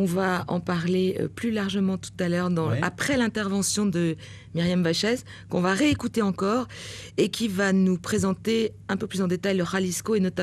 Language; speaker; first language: French; native; French